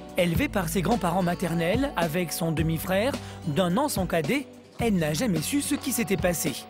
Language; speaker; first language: French; native; French